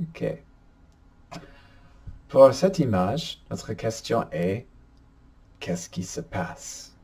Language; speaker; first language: French; non-native, fluent; English